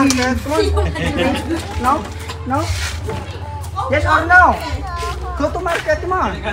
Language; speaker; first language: English; non-native, learner; Indonesian